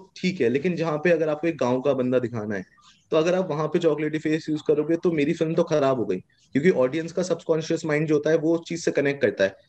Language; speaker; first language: Hindi; native; Hindi